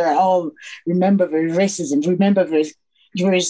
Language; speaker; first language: English; non-native, fluent; French